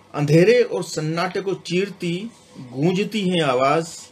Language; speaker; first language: Hindi; non-native, local second language; Sindhi